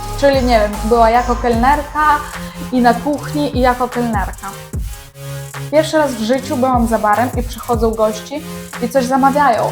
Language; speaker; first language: Polish; non-native, learner; Ukrainian